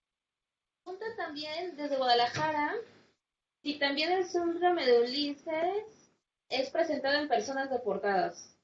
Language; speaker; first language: Spanish; native; Spanish